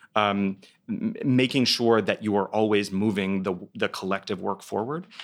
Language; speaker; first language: English; native; English